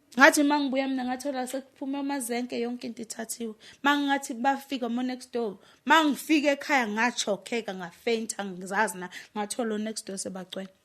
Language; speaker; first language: Zulu; native; Zulu